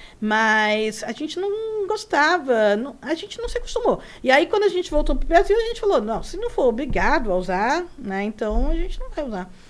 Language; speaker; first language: Portuguese; early bilingual, other home language; Spanish